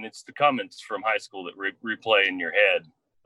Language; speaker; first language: English; native; English